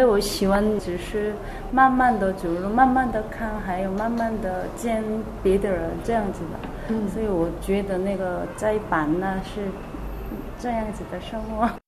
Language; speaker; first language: Chinese; non-native, learner; Korean